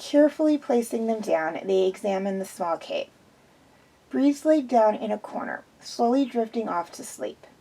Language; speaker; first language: English; native; English